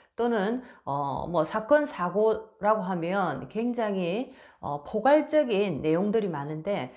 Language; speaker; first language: Korean; native; Korean